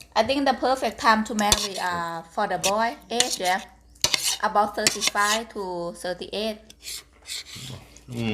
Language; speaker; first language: English; non-native, learner; Thai